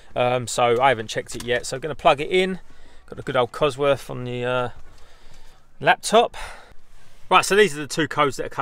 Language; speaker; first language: English; native; English